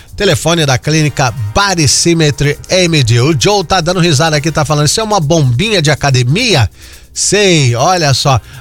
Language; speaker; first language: Portuguese; native; Portuguese